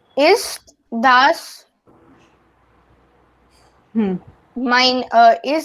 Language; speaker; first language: German; non-native, learner; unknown